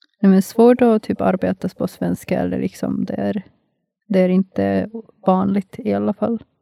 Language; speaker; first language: Swedish; non-native, local second language; Finnish